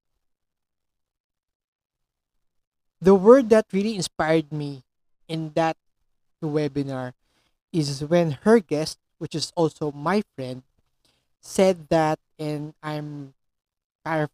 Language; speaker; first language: English; non-native, local second language; Filipino